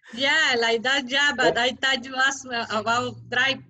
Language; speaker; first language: English; non-native, learner; Spanish